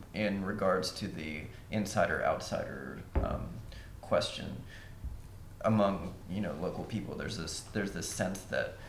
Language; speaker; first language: English; native; English